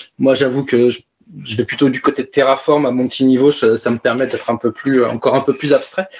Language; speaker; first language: French; native; French